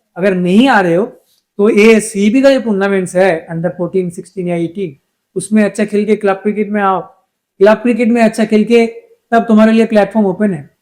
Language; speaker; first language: Hindi; non-native, local second language; Bangla